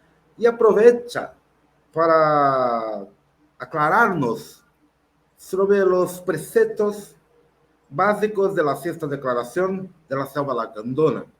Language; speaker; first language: Spanish; non-native, learner; Portuguese